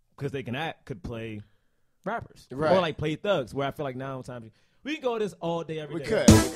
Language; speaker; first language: English; native; English